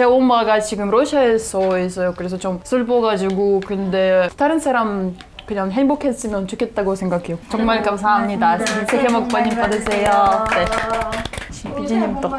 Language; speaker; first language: Korean; non-native, learner; Russian